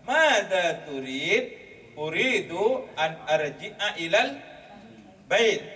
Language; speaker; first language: Arabic; non-native, fluent; Malay